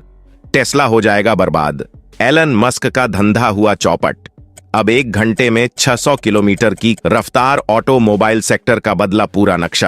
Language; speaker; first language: Hindi; native; Hindi